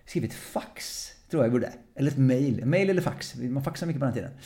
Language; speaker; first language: Swedish; early bilingual, other home language; English